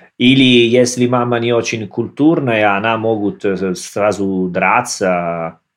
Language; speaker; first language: Russian; non-native, learner; Italian